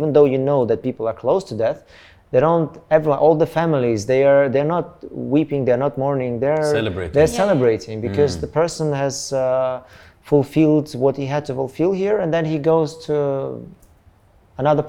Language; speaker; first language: English; non-native, fluent; Russian